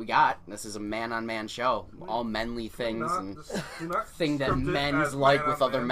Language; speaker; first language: English; native; English